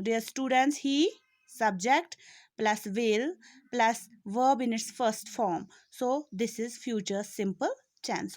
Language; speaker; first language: English; non-native, local second language; Urdu